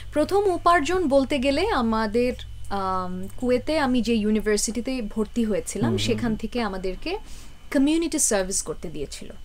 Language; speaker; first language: Bangla; early bilingual, heritage; Bangla